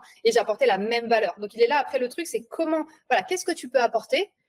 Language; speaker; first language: French; native; French